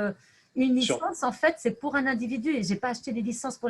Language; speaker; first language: French; native; French